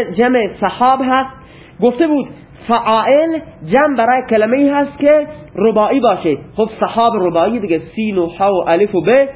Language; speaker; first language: Persian; non-native, local second language; Baluchi